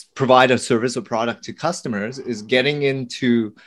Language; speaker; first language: English; early bilingual, other home language; Vietnamese